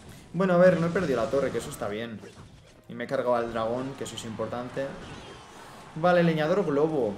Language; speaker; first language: Spanish; native; Spanish